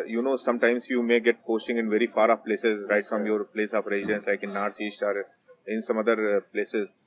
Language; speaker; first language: English; non-native, local second language; Hindi